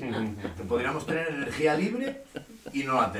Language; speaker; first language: Spanish; native; Spanish